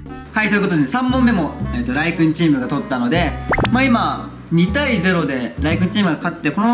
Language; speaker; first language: Japanese; native; Japanese